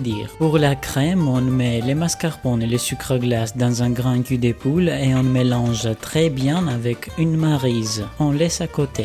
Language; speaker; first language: French; non-native, fluent; Greek